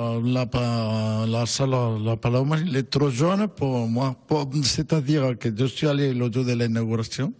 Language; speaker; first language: French; non-native, fluent; Spanish